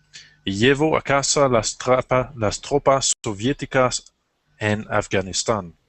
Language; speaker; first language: Spanish; non-native, learner; English